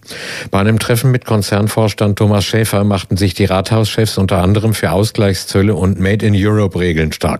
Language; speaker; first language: German; native; German